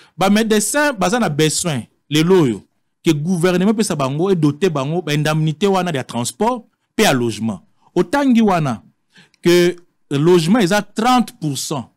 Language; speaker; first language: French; non-native, local second language; Lingala